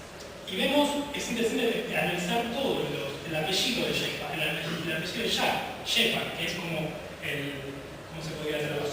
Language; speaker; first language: Spanish; native; Spanish